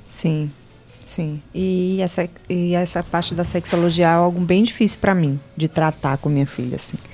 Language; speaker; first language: Portuguese; native; Portuguese